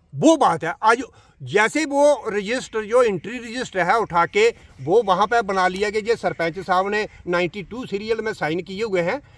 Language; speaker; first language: Hindi; native; Hindi